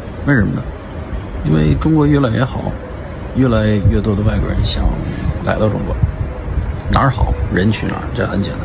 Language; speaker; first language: Chinese; non-native, fluent; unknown